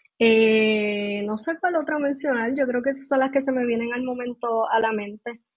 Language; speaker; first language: Spanish; native; Spanish